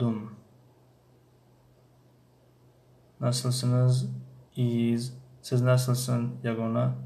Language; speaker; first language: Turkish; non-native, learner; Tajik